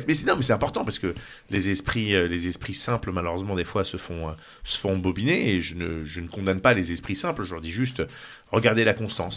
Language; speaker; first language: French; native; French